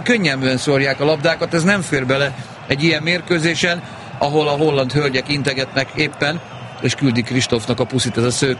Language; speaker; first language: Hungarian; native; Hungarian